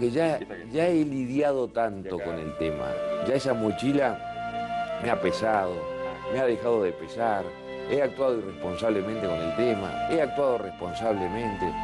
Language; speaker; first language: Spanish; native; Spanish